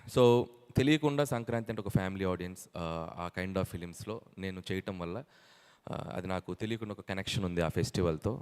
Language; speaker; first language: Telugu; native; Telugu